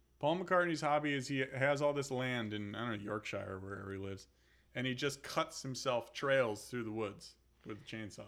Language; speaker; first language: English; native; English